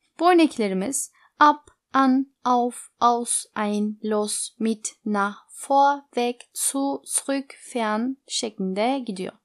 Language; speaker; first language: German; non-native, fluent; Turkish